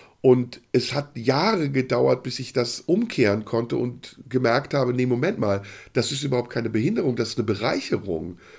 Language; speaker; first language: German; early bilingual, other home language; Turkish